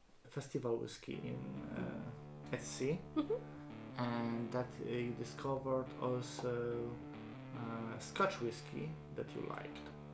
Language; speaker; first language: English; non-native, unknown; Polish